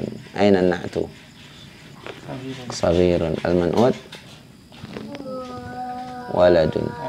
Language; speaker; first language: Arabic; non-native, fluent; Indonesian